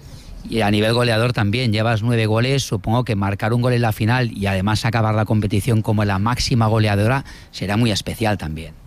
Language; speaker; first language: Spanish; native; Spanish